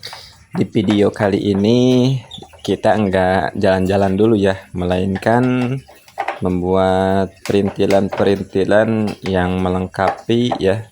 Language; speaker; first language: Indonesian; non-native, local second language; Sundanese